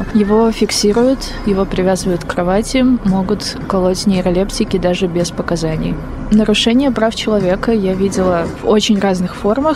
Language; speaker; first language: Russian; native; Russian